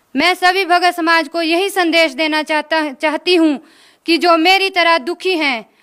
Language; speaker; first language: Hindi; native; Hindi